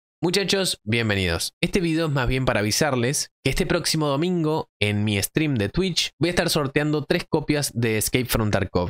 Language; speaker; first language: Spanish; native; Spanish